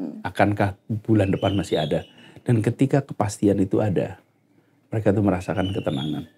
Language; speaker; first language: Indonesian; native; Indonesian